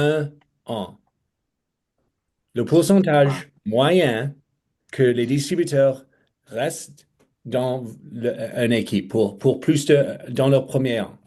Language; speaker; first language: French; non-native, fluent; English